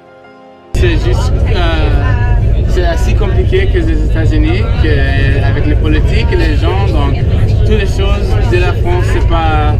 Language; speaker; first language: French; non-native, fluent; English